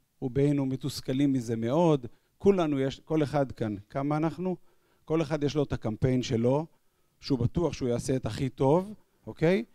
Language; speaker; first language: Hebrew; native; Hebrew